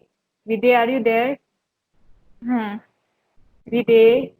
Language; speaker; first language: English; non-native, fluent; Indonesian